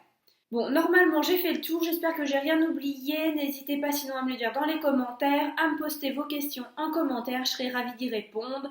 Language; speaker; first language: French; native; French